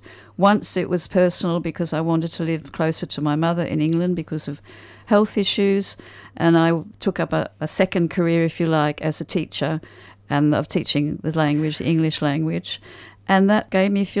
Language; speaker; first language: English; native; English